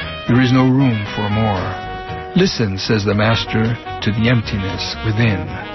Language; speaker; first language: English; early bilingual, other home language; Spanish